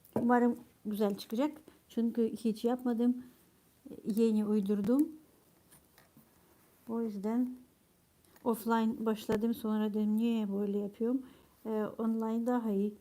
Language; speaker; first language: Turkish; non-native, fluent; Ukrainian